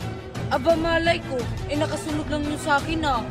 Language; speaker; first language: Filipino; native; Filipino